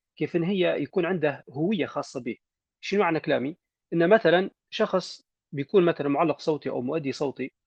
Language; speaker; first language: Arabic; native; Arabic